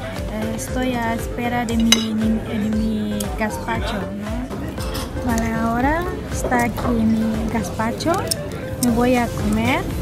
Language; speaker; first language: Spanish; non-native, learner; Portuguese